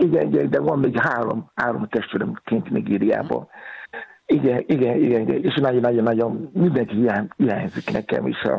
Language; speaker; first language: Hungarian; non-native, learner; Yoruba